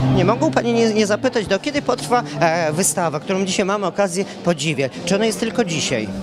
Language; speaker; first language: Polish; native; Polish